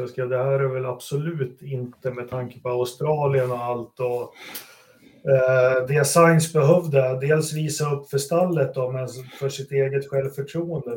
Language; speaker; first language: Swedish; native; Swedish